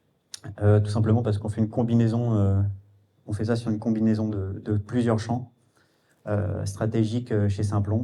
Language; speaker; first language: French; native; French